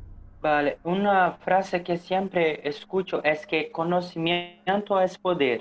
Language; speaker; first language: Spanish; non-native, learner; Portuguese